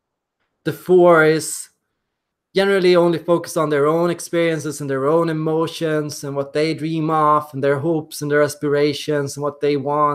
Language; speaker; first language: English; non-native, fluent; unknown